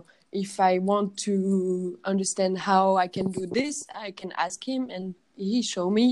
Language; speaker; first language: English; non-native, fluent; French